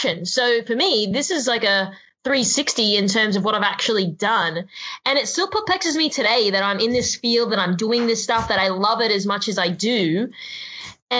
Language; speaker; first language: English; native; English